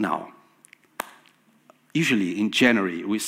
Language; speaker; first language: English; non-native, fluent; Portuguese